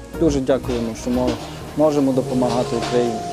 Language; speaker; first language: Ukrainian; non-native, fluent; Polish